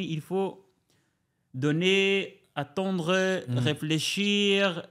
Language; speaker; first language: French; non-native, learner; Albanian